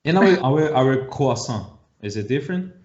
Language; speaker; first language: English; non-native, learner; Portuguese